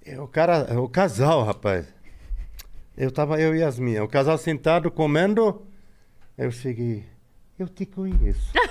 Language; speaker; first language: Portuguese; non-native, fluent; Arabic